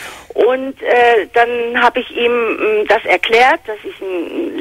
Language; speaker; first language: German; native; German